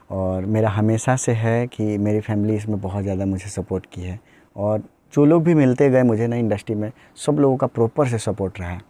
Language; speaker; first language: Hindi; native; Hindi